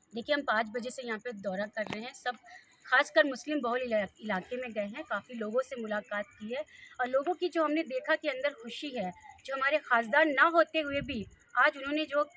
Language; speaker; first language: Hindi; native; Hindi